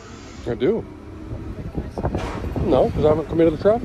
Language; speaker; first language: English; native; English